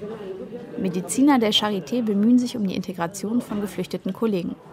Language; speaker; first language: German; native; German